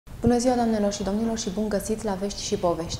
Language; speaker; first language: Romanian; native; Romanian